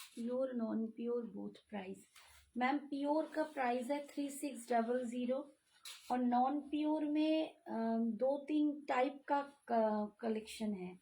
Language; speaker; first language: Hindi; non-native, local second language; Bangla